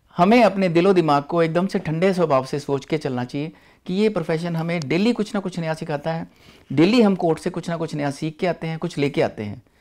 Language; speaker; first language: Hindi; non-native, local second language; Punjabi